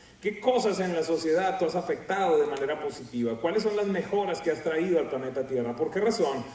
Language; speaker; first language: Spanish; native; Spanish